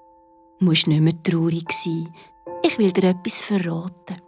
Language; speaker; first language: German; native; German